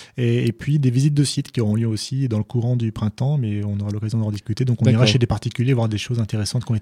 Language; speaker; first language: French; native; French